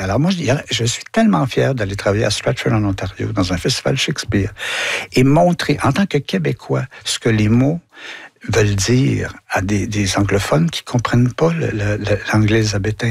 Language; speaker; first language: French; native; French